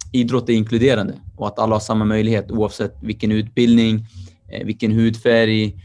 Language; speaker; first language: Swedish; early bilingual, other home language; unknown